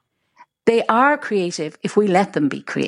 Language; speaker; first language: English; native; English